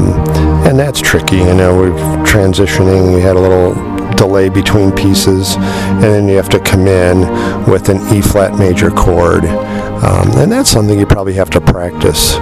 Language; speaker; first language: English; native; English